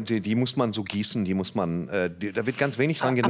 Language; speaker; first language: German; native; German